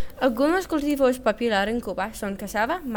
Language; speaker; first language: Spanish; non-native, learner; English